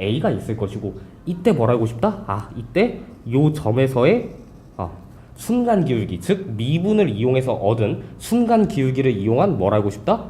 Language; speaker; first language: Korean; native; Korean